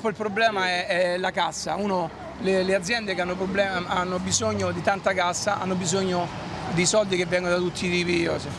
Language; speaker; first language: Italian; native; Italian